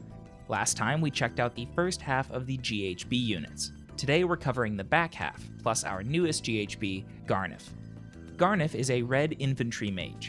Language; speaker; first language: English; native; English